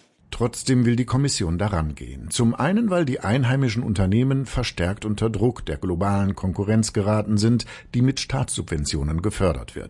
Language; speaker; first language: German; native; German